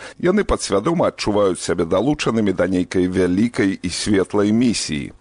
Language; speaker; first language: Belarusian; native; Belarusian